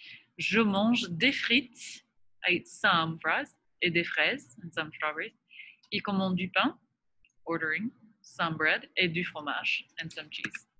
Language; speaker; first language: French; non-native, fluent; English